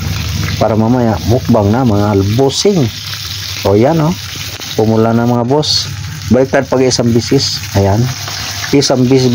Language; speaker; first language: Filipino; non-native, local second language; Cebuano